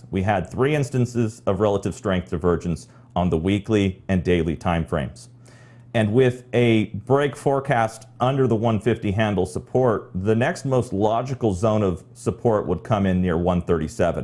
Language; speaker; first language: English; native; English